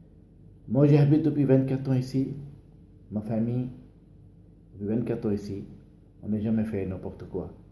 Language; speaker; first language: French; non-native, learner; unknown